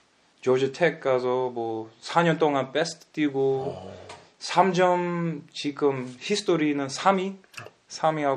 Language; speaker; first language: Korean; early bilingual, heritage; English